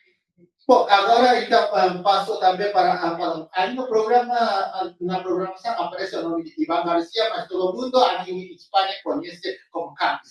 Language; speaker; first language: Portuguese; non-native, fluent; Japanese